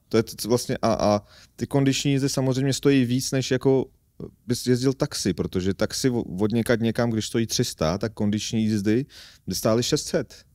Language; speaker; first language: Czech; non-native, fluent; Armenian